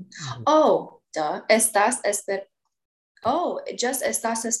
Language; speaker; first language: Spanish; non-native, learner; English